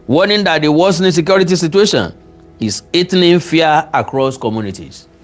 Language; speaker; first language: English; non-native, local second language; Yoruba